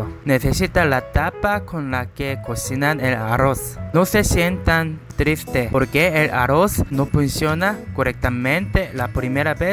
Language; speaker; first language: Spanish; non-native, learner; Korean